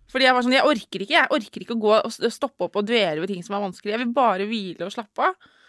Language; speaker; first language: Norwegian; native; Norwegian